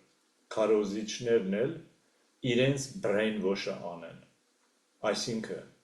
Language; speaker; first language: Armenian; native; Armenian